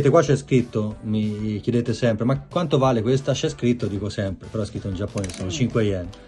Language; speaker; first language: Italian; native; Italian